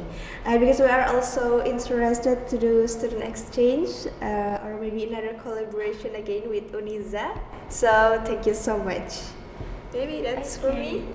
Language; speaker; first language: English; non-native, learner; Indonesian